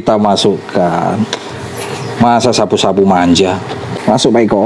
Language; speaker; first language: Indonesian; native; Indonesian